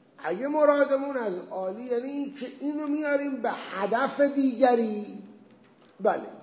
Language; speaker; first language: Persian; native; Persian